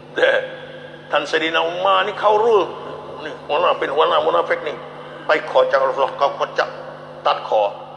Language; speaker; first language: Thai; non-native, local second language; Malay